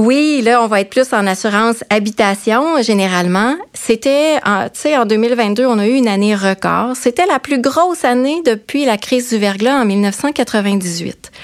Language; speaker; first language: French; native; French